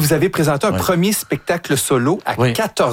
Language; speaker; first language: French; native; French